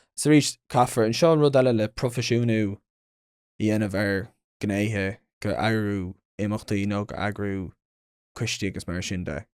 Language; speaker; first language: Irish; non-native, local second language; English